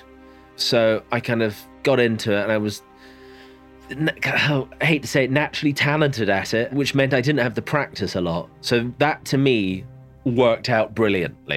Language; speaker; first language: English; native; English